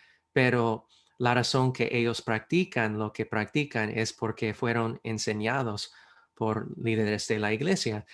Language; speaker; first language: Spanish; non-native, fluent; English